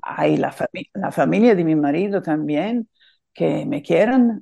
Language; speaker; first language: Spanish; non-native, fluent; English